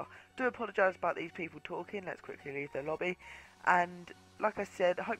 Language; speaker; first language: English; native; English